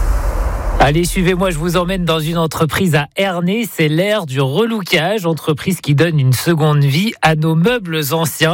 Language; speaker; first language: French; native; French